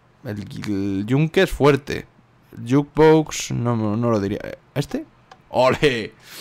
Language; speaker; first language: Spanish; native; Spanish